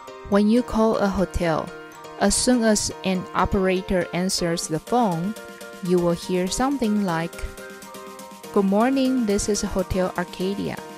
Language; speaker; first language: English; non-native, fluent; Chinese